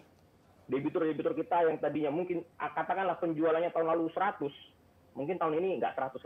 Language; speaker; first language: Indonesian; native; Indonesian